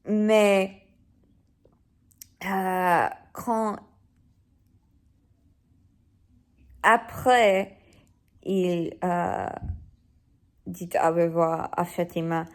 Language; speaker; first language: French; non-native, learner; English